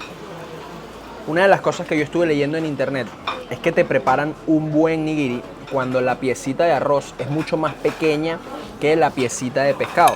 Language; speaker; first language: Spanish; native; Spanish